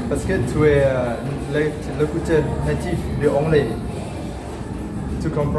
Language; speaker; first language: French; non-native, learner; Indonesian